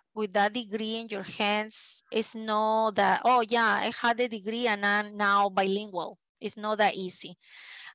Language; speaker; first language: English; non-native, fluent; Spanish